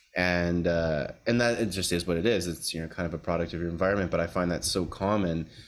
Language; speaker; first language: English; native; English